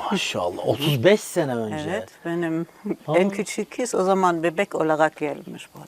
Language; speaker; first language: Turkish; non-native, learner; German